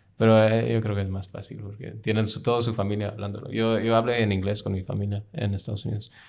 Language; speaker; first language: Spanish; non-native, fluent; English